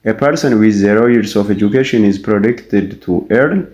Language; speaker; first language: English; non-native, local second language; Amharic